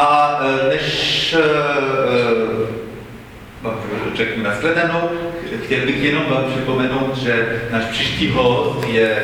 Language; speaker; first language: Czech; non-native, fluent; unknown